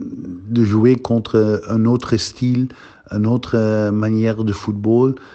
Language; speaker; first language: French; non-native, fluent; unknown